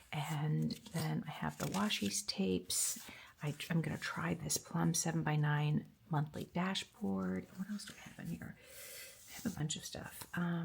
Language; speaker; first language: English; native; English